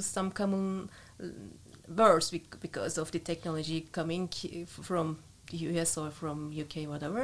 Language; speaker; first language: English; non-native, fluent; Turkish